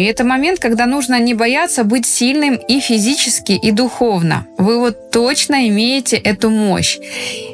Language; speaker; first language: Russian; native; Russian